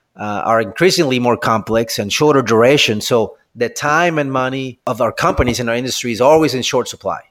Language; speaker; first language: English; non-native, fluent; Spanish